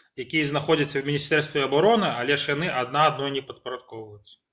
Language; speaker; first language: Belarusian; non-native, local second language; Russian